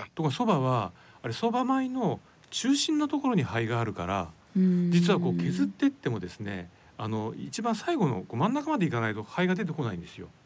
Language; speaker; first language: Japanese; native; Japanese